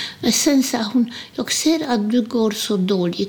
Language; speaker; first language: Swedish; non-native, fluent; Polish